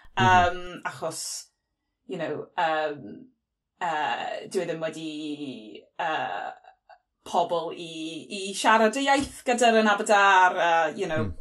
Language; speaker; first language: Welsh; non-native, local second language; English